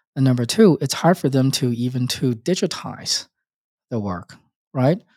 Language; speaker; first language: English; non-native, local second language; Cantonese